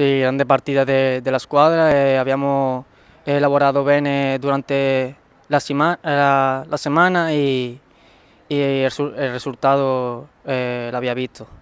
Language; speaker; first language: Italian; non-native, learner; Spanish